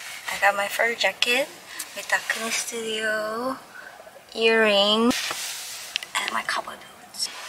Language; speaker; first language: English; non-native, learner; Korean